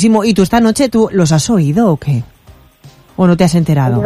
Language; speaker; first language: Spanish; native; Spanish